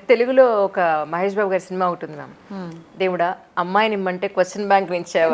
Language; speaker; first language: Telugu; native; Telugu